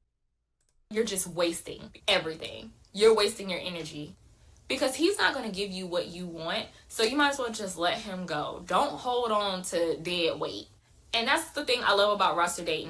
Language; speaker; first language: English; native; English